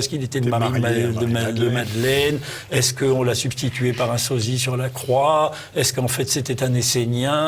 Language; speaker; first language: French; native; French